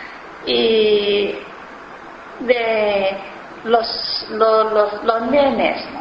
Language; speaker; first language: Spanish; non-native, fluent; Chinese